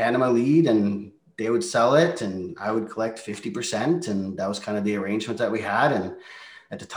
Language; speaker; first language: English; non-native, fluent; Norwegian